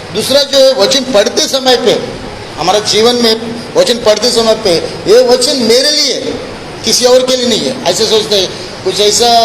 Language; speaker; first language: Hindi; non-native, local second language; Telugu